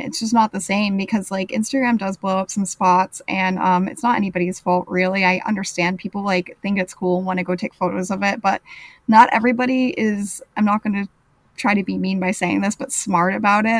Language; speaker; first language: English; native; English